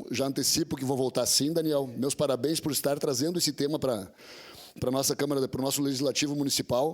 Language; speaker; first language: Portuguese; native; Portuguese